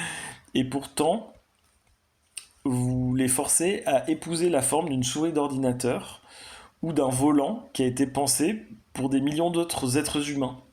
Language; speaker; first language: French; native; French